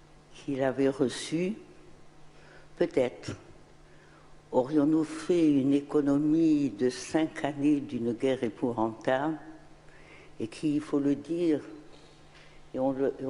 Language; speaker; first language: French; non-native, local second language; Arabic